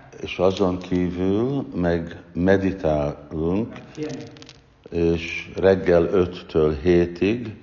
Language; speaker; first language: Hungarian; non-native, fluent; English